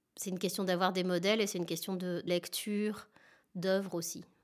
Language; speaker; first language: French; native; French